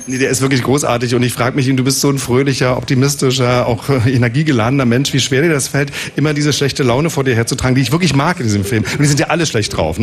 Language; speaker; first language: German; native; German